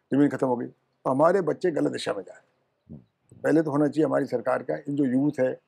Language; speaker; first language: Hindi; native; Hindi